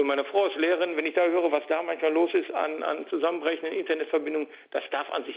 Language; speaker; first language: German; native; German